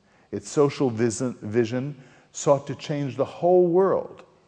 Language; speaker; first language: English; native; English